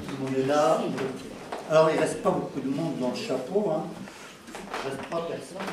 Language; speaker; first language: French; native; French